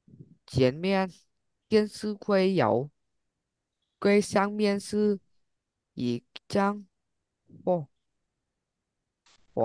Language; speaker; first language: Chinese; non-native, learner; Vietnamese